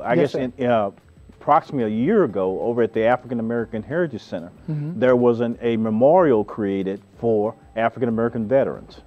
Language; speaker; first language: English; native; English